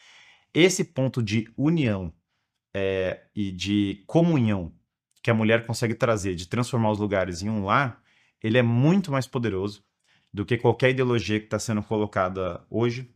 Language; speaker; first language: Portuguese; native; Portuguese